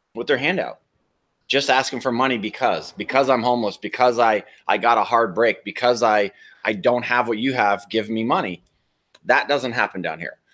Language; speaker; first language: English; native; English